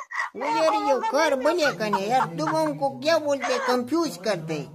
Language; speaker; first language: Hindi; non-native, local second language; Pashto